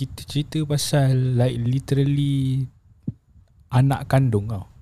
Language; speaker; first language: Malay; native; Malay